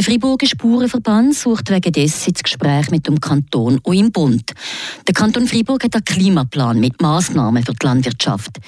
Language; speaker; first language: German; native; German